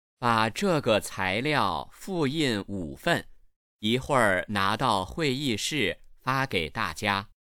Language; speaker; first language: Chinese; native; Chinese